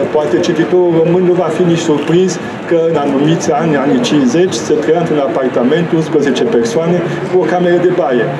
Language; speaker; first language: Romanian; native; Romanian